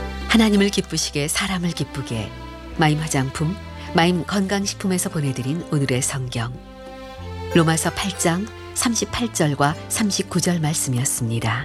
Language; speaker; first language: Korean; native; Korean